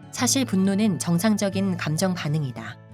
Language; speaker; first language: Korean; native; Korean